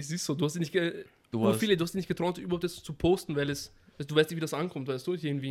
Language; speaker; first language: German; native; German